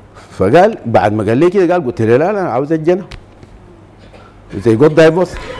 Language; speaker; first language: Arabic; native; Arabic